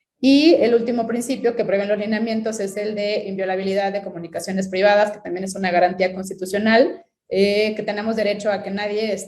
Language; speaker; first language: Spanish; native; Spanish